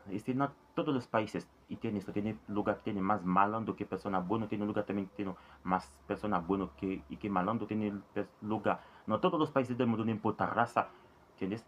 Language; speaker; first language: Spanish; non-native, learner; Haitian Creole